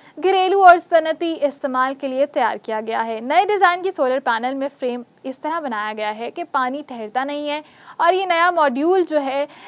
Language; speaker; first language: Urdu; native; Urdu